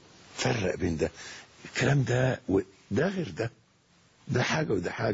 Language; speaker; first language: Arabic; native; Arabic